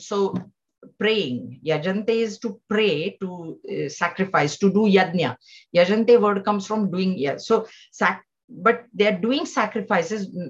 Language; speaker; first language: English; non-native, local second language; Marathi